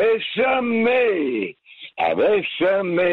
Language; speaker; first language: English; native; English